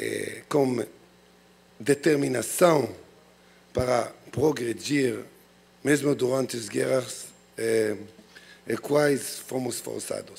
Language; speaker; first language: Portuguese; non-native, learner; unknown